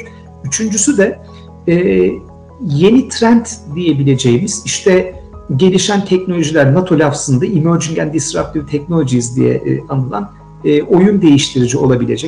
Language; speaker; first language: Turkish; native; Turkish